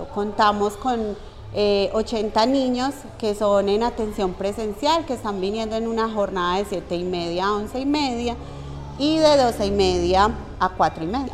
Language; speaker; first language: Spanish; native; Spanish